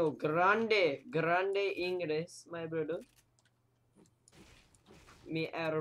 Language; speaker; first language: Spanish; non-native, learner; English